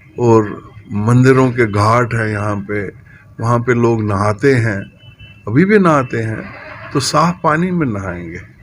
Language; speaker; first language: Hindi; non-native, local second language; Kashmiri